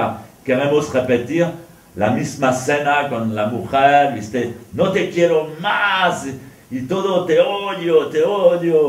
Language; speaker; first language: Spanish; non-native, fluent; French